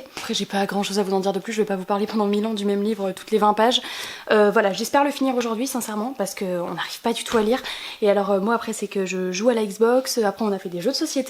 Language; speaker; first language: French; native; French